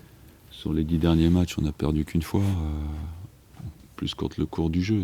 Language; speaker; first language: French; native; French